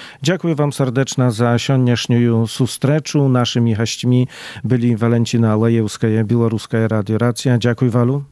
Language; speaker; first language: Belarusian; native; Belarusian